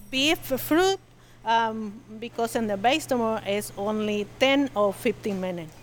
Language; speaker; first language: English; non-native, learner; Spanish